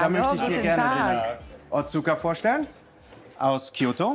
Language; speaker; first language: German; native; German